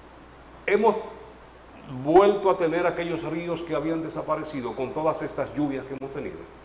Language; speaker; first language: Spanish; native; Spanish